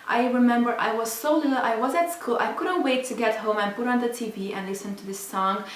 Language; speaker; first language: English; non-native, fluent; Hungarian